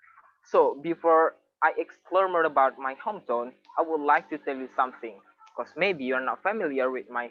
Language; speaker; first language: English; non-native, local second language; Indonesian